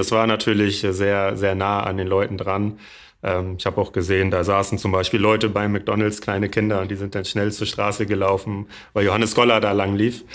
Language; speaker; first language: German; native; German